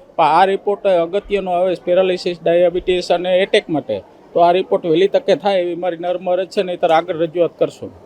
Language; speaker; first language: Gujarati; native; Gujarati